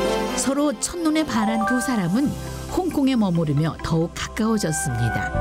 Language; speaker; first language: Korean; native; Korean